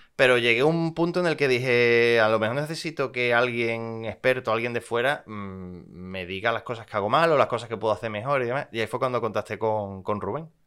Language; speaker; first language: Spanish; native; Spanish